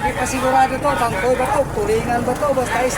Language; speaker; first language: Filipino; native; Filipino